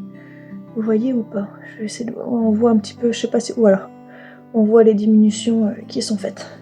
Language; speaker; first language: French; native; French